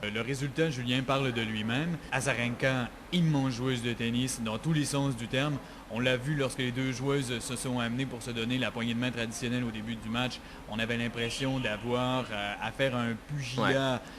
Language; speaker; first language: French; native; French